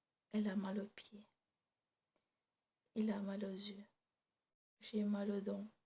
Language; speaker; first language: French; non-native, fluent; Tamil